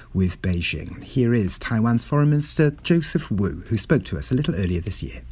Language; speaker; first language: English; non-native, local second language; Welsh